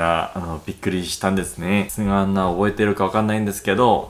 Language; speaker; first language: Japanese; non-native, learner; Korean